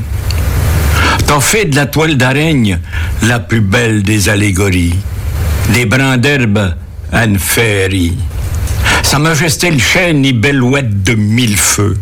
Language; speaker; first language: French; native; French